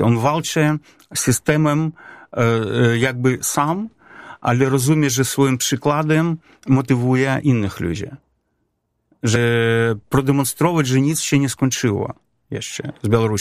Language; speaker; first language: Polish; non-native, fluent; Belarusian